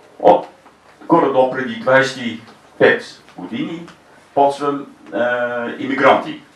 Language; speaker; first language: Bulgarian; non-native, learner; Dutch